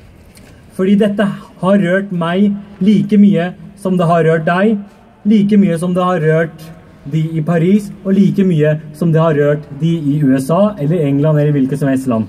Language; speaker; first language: Norwegian; early bilingual, other home language; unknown